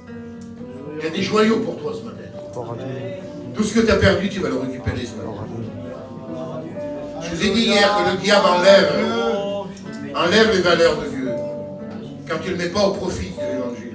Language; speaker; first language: French; native; French